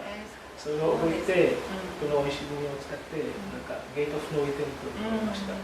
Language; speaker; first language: Japanese; non-native, learner; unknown